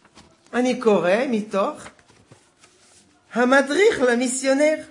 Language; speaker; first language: Hebrew; non-native, fluent; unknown